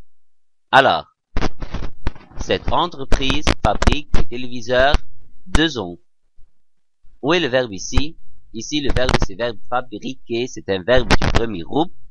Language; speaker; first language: French; non-native, fluent; Arabic